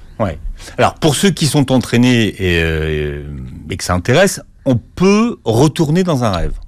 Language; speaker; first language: French; native; French